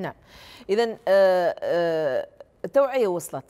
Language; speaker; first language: Arabic; native; Arabic